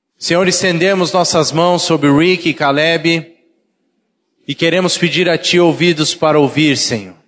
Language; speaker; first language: Portuguese; native; Portuguese